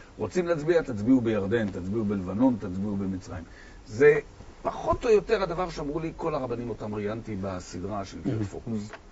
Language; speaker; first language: Hebrew; native; Hebrew